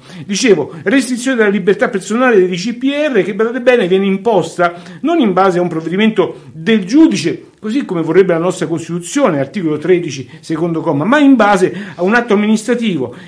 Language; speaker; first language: Italian; native; Italian